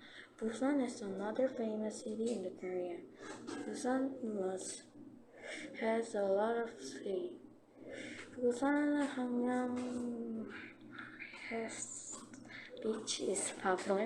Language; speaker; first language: English; non-native, learner; Korean